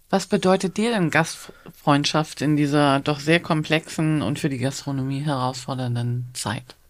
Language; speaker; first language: German; native; German